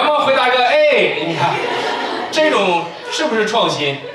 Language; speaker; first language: Chinese; native; Chinese